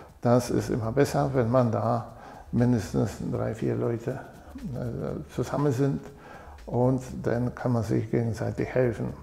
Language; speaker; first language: German; non-native, fluent; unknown